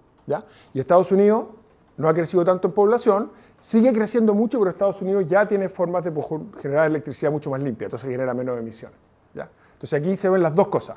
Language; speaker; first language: Spanish; native; Spanish